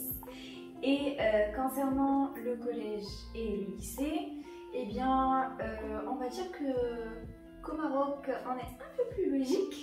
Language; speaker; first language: French; non-native, local second language; Arabic